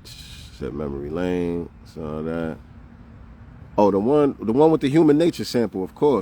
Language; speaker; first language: English; native; English